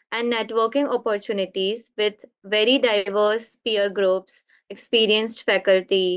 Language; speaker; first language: English; non-native, local second language; Hindi